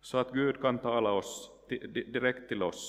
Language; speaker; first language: Swedish; non-native, local second language; Finnish